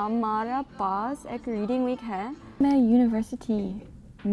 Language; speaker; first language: Hindi; non-native, learner; English